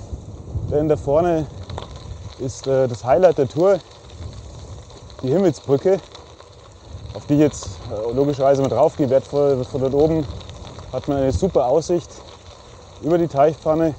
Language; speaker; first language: German; native; German